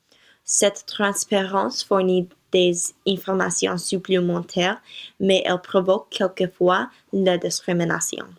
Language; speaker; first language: French; non-native, learner; English